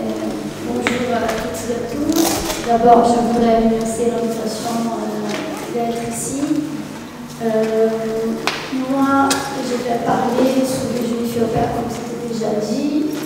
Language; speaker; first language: French; non-native, fluent; Portuguese